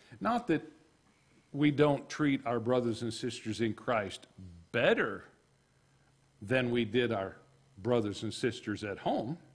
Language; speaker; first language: English; native; English